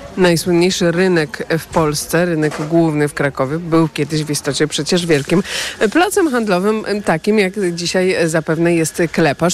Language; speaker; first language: Polish; native; Polish